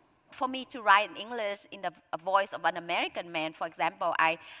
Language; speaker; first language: English; non-native, fluent; Vietnamese